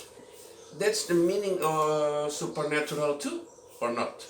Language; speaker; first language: English; non-native, learner; Indonesian